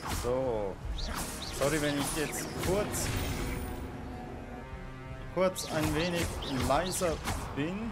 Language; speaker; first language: German; native; German